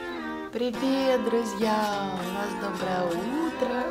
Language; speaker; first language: Russian; native; Russian